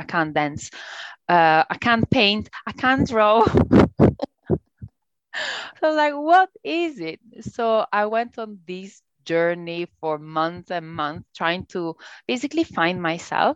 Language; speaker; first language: English; non-native, fluent; Italian